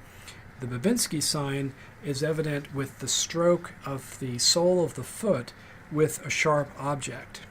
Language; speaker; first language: English; native; English